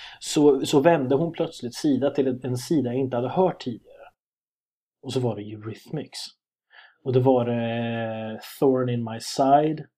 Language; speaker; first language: Swedish; native; Swedish